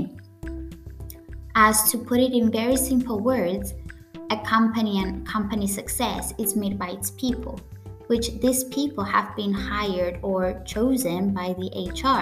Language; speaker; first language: English; non-native, fluent; Greek